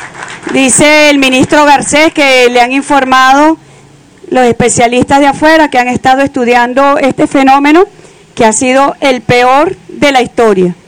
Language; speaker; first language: Spanish; native; Spanish